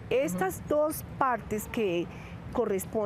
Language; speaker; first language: Spanish; native; Spanish